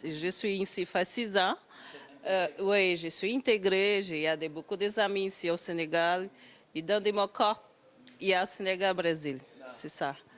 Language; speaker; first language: French; non-native, learner; Portuguese